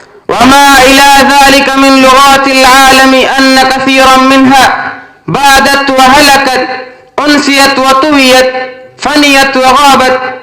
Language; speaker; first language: Arabic; non-native, learner; Urdu